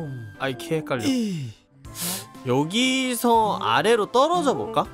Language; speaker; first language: Korean; native; Korean